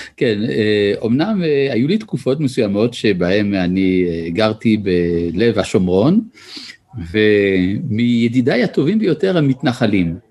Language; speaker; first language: Hebrew; early bilingual, other home language; French